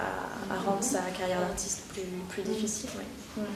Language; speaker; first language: French; native; French